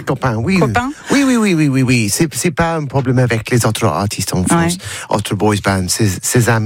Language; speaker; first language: French; non-native, learner; English